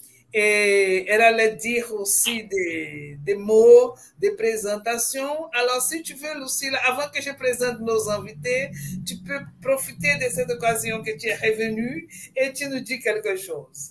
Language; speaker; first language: French; non-native, fluent; Portuguese